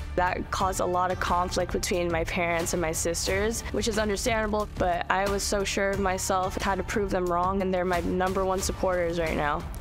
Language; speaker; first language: English; native; English